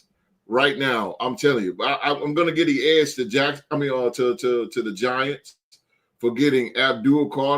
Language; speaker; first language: English; native; English